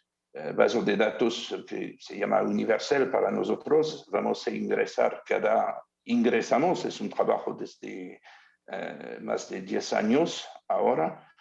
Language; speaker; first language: Spanish; non-native, learner; French